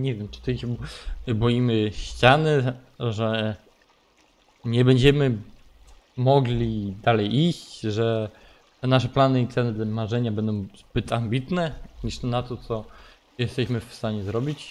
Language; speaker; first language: Polish; native; Polish